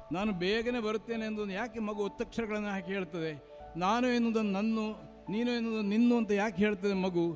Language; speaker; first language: Kannada; non-native, local second language; Marathi